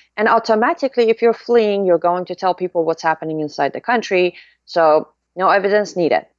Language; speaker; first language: English; non-native, fluent; Persian